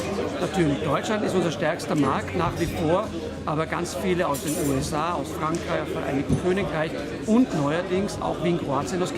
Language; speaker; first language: German; native; German